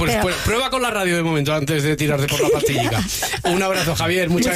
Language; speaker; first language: Spanish; native; Spanish